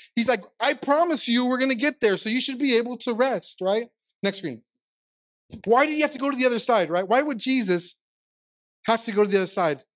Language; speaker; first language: English; native; English